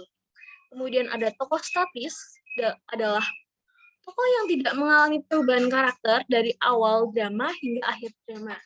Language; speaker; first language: Indonesian; native; Indonesian